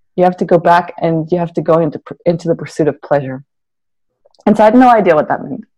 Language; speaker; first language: English; non-native, fluent; German